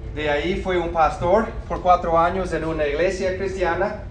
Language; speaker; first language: Spanish; non-native, fluent; English